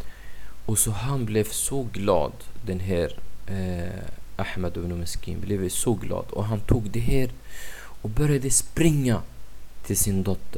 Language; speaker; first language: Swedish; non-native, fluent; Arabic